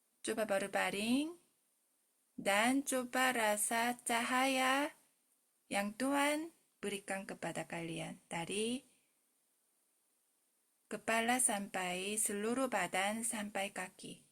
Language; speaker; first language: Indonesian; non-native, fluent; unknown